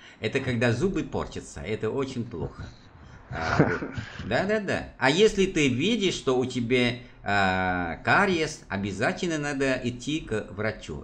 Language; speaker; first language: Russian; non-native, fluent; Vietnamese